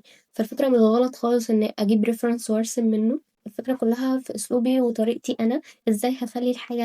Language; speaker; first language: Arabic; native; Arabic